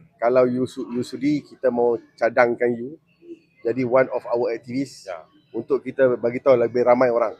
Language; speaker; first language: Malay; native; Malay